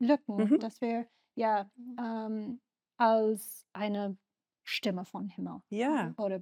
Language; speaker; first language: German; non-native, learner; English